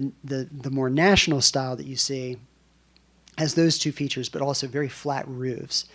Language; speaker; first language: English; native; English